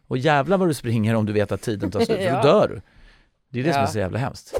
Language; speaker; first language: Swedish; native; Swedish